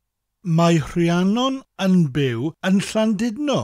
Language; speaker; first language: Welsh; non-native, fluent; English